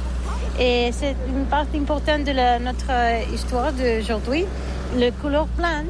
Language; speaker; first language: French; non-native, learner; Catalan